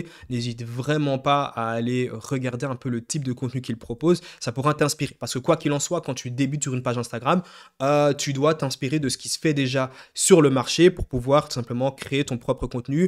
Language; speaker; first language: French; native; French